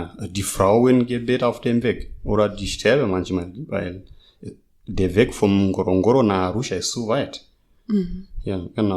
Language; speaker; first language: German; non-native, learner; Masai